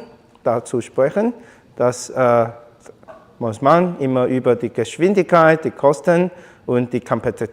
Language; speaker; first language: German; non-native, learner; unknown